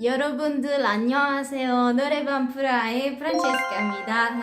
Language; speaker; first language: Korean; non-native, learner; Italian